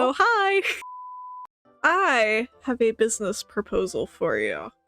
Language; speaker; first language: English; native; English